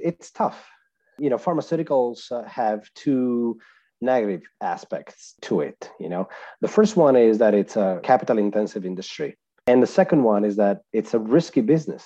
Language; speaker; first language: English; non-native, fluent; Italian